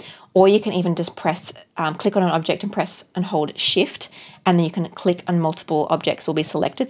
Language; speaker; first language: English; native; English